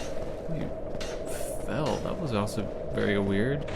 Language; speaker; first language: English; native; English